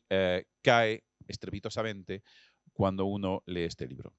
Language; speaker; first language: Spanish; non-native, fluent; French